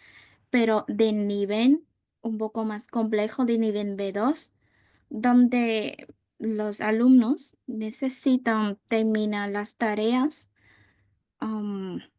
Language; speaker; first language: Spanish; non-native, fluent; Vietnamese